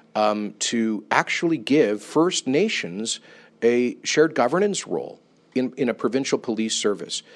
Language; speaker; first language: English; native; English